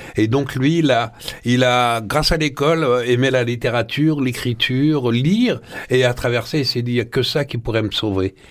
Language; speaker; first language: French; early bilingual, other home language; Arabic